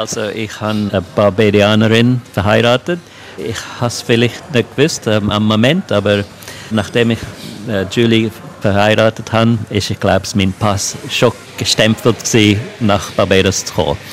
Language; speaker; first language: German; non-native, local second language; English